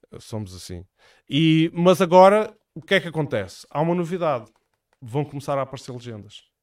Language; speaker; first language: Portuguese; native; Portuguese